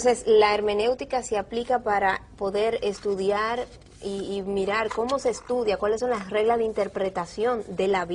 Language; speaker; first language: Spanish; native; Spanish